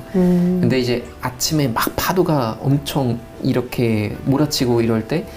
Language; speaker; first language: Korean; non-native, fluent; German